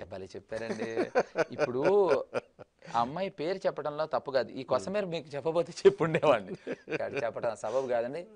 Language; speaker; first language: Telugu; native; Telugu